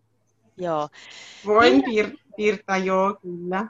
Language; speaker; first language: Finnish; non-native, learner; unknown